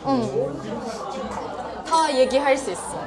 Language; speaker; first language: Korean; non-native, fluent; Japanese